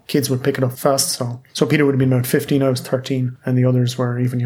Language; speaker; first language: English; native; English